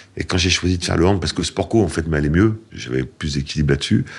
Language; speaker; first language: French; native; French